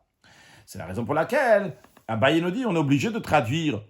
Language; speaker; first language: French; native; French